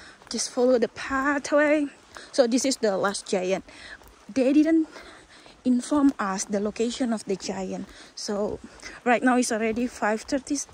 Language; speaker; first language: English; non-native, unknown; Indonesian